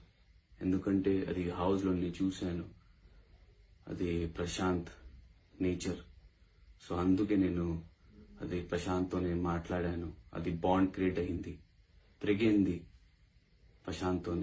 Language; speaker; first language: Telugu; non-native, local second language; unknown